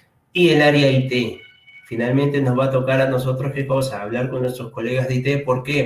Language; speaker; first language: Spanish; native; Spanish